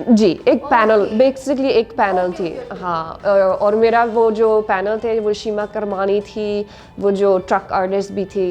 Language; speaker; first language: Hindi; non-native, learner; English